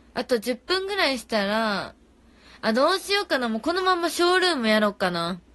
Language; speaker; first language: Japanese; native; Japanese